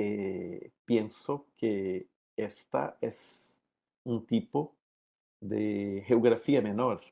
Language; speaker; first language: Spanish; non-native, learner; Portuguese